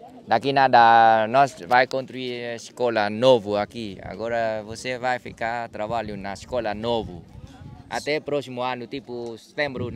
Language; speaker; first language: Portuguese; non-native, learner; Vietnamese